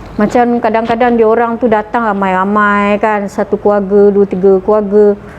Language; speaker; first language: Malay; native; Malay